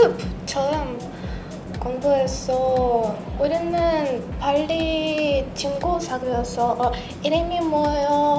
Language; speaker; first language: Korean; non-native, learner; Russian